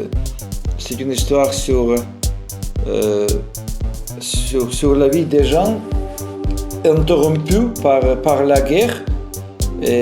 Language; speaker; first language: French; non-native, fluent; Russian